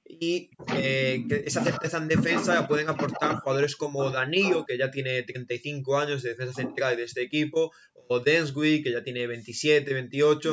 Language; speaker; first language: Spanish; native; Spanish